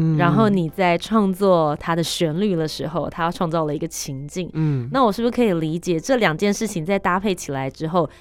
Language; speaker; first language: Chinese; native; Chinese